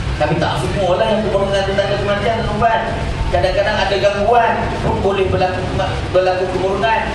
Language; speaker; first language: Malay; native; Malay